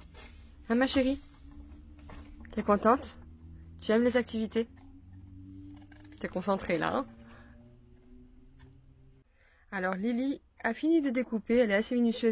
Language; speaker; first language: French; native; French